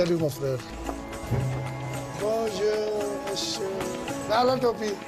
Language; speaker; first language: French; non-native, learner; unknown